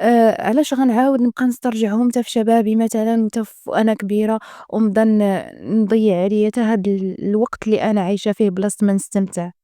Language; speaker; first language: Arabic; native; Arabic